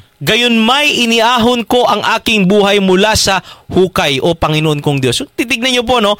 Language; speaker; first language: Filipino; native; Filipino